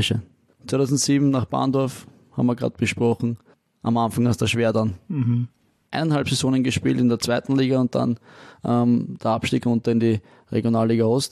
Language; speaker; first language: German; native; German